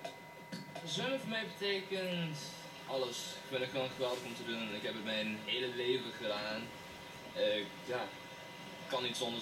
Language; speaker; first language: Dutch; non-native, fluent; English